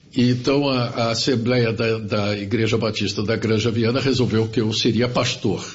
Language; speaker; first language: Portuguese; early bilingual, other home language; German